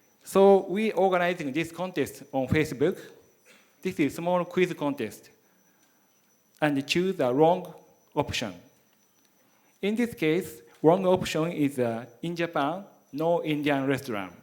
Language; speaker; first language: English; non-native, learner; Japanese